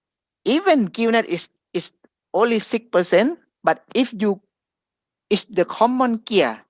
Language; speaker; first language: English; non-native, fluent; Thai